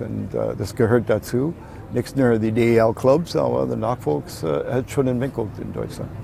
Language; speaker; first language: German; non-native, learner; English